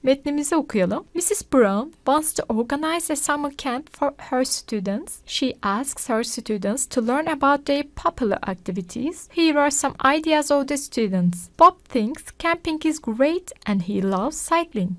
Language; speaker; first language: English; non-native, fluent; Turkish